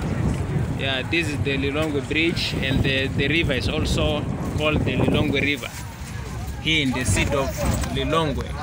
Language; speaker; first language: English; non-native, fluent; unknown